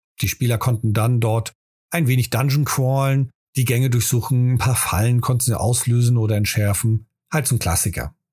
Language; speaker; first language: German; native; German